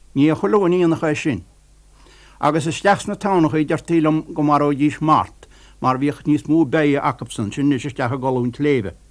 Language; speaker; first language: Irish; native; Irish